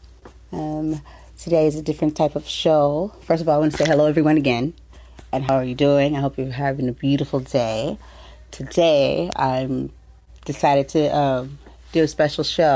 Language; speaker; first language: English; native; English